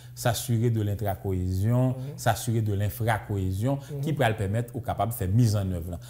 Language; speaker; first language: French; native; French